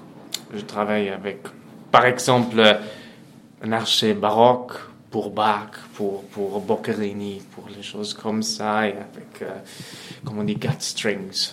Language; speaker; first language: French; non-native, fluent; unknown